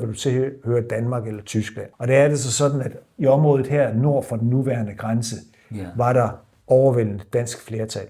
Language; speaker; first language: Danish; native; Danish